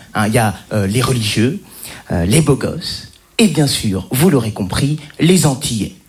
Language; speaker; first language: French; native; French